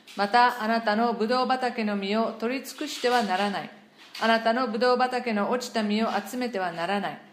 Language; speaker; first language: Japanese; non-native, fluent; English